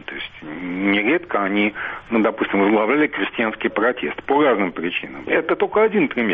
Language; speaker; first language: Russian; native; Russian